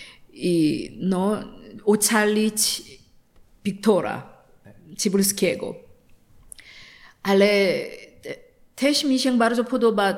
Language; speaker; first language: Polish; non-native, learner; Korean